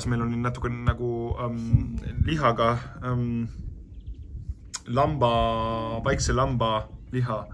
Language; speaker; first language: Estonian; non-native, learner; Spanish